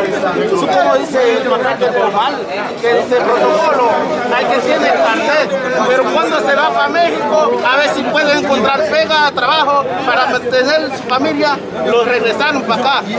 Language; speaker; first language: Spanish; non-native, learner; Haitian Creole